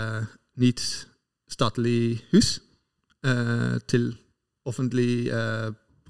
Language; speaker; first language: Norwegian; non-native, fluent; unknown